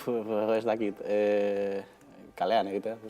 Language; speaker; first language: Basque; non-native, local second language; Spanish